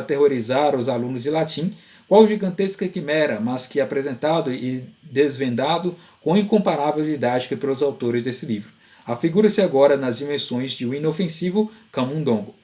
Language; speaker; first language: Portuguese; native; Portuguese